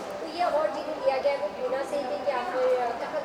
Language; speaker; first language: Hindi; native; Hindi